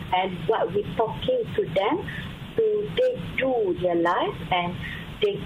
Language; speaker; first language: English; non-native, local second language; Malay